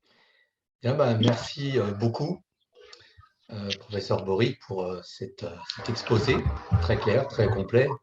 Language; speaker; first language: French; native; French